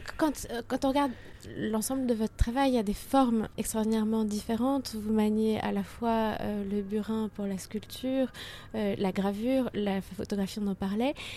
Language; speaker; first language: French; native; French